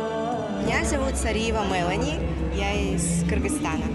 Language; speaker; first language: Russian; non-native, local second language; Kyrgyz